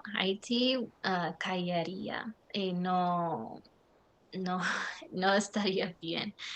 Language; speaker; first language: Spanish; non-native, learner; English